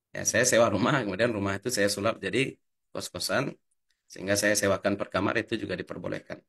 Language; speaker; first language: Indonesian; native; Indonesian